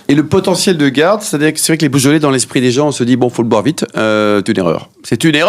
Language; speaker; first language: French; native; French